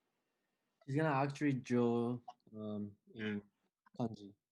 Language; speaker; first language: English; non-native, fluent; Japanese